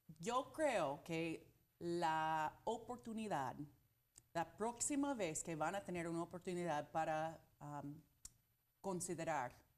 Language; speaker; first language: Spanish; non-native, fluent; English